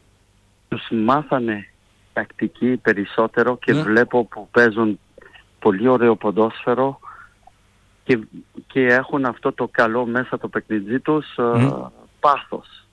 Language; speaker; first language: Greek; non-native, fluent; French